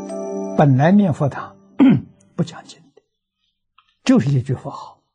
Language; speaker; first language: Chinese; native; Chinese